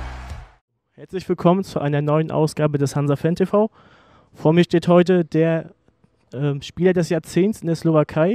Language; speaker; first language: German; native; German